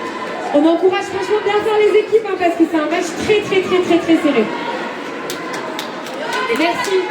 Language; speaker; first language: French; native; French